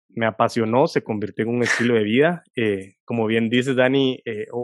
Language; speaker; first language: Spanish; native; Spanish